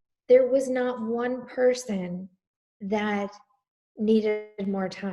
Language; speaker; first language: English; native; English